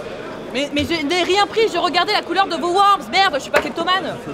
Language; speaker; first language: French; native; French